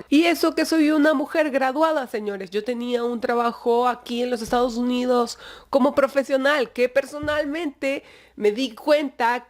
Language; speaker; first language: Spanish; native; Spanish